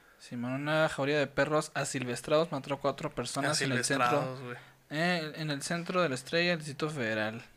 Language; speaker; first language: Spanish; native; Spanish